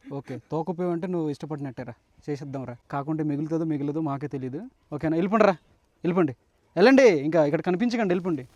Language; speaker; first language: Telugu; non-native, local second language; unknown